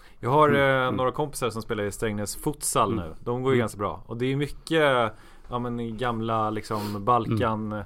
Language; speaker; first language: Swedish; native; Swedish